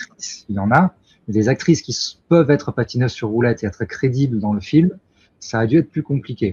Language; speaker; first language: French; native; French